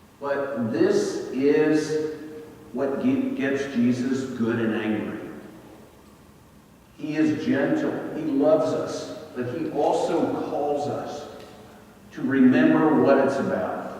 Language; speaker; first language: English; native; English